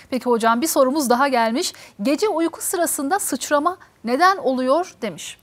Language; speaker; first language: Turkish; native; Turkish